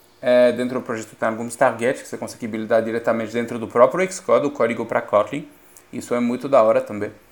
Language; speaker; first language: Portuguese; non-native, fluent; French